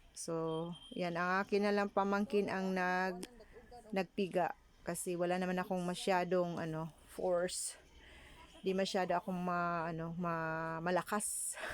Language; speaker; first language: Filipino; non-native, local second language; Cebuano